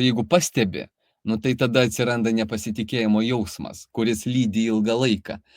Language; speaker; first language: Lithuanian; native; Lithuanian